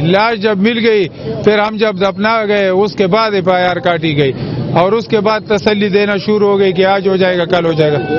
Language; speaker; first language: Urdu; non-native, local second language; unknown